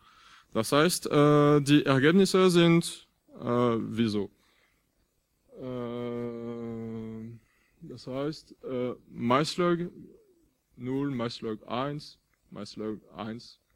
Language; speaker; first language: German; non-native, fluent; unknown